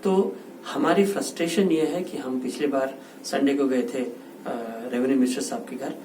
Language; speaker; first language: Hindi; non-native, local second language; Kannada